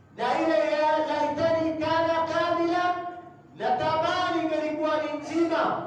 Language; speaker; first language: Swahili; native; Swahili